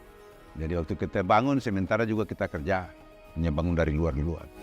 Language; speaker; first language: Indonesian; non-native, local second language; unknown